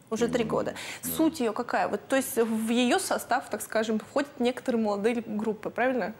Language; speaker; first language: Russian; native; Russian